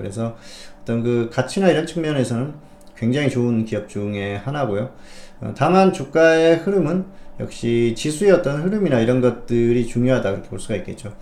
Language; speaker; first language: Korean; native; Korean